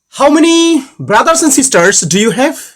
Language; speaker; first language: English; non-native, learner; Bangla